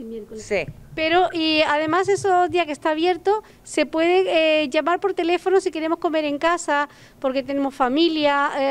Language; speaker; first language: Spanish; native; Spanish